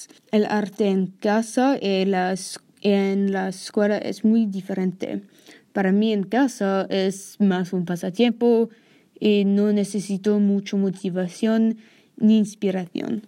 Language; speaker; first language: Spanish; non-native, learner; English